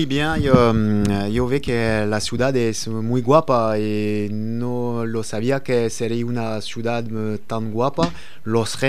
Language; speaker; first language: Spanish; non-native, learner; French